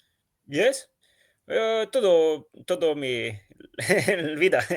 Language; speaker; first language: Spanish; non-native, learner; French